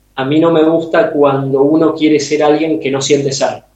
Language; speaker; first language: Spanish; native; Spanish